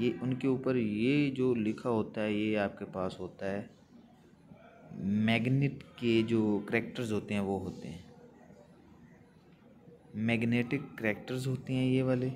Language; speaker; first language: Hindi; non-native, local second language; Punjabi